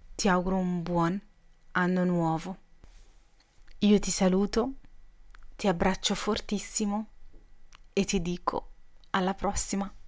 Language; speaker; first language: Italian; native; Italian